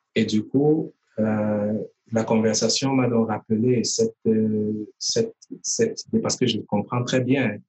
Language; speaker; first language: French; native; French